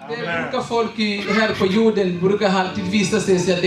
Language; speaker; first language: Swedish; non-native, learner; Swahili